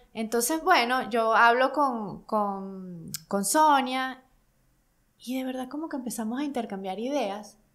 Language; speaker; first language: Spanish; native; Spanish